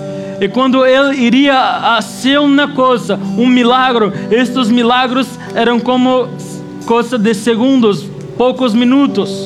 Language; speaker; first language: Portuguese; non-native, learner; Spanish